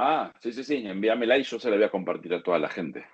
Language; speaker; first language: Spanish; native; Spanish